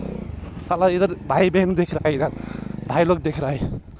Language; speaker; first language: Hindi; non-native, learner; Nepali